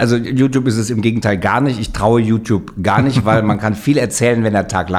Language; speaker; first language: German; native; German